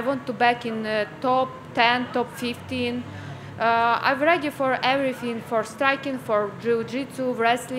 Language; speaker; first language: English; non-native, learner; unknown